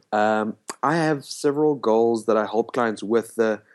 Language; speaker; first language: English; non-native, local second language; Afrikaans